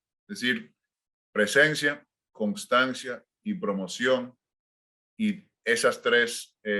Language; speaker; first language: Spanish; native; Spanish